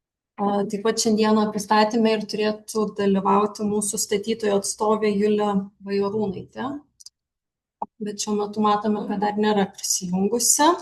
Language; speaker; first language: Lithuanian; native; Lithuanian